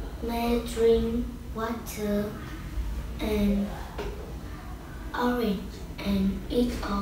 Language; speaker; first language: English; non-native, learner; Vietnamese